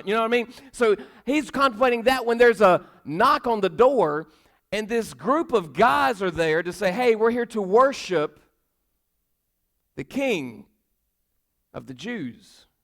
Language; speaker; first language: English; native; English